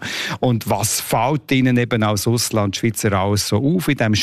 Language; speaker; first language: German; native; German